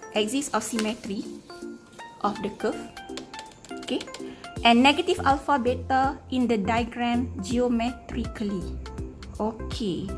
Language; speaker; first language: English; non-native, local second language; Malay